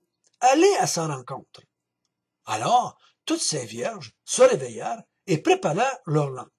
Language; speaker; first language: French; native; French